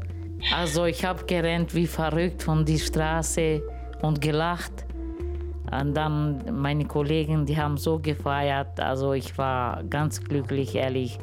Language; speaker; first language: German; non-native, learner; Romany